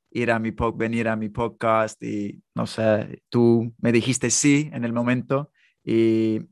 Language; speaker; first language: Spanish; non-native, fluent; English